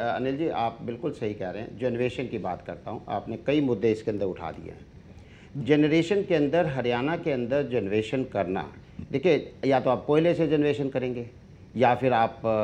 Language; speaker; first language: Hindi; native; Hindi